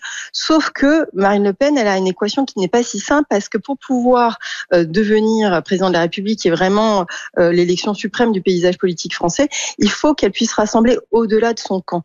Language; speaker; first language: French; native; French